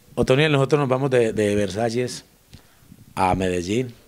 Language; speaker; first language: Spanish; native; Spanish